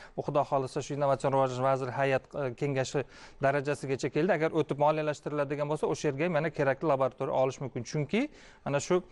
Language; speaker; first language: Uzbek; native; Uzbek